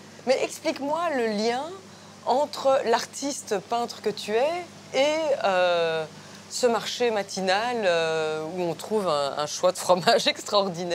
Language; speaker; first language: French; native; French